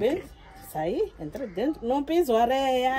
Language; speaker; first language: Portuguese; non-native, local second language; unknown